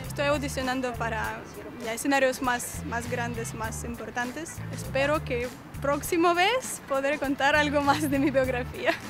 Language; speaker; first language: Spanish; non-native, fluent; Russian